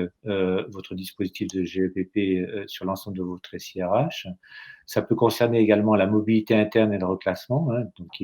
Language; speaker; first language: French; native; French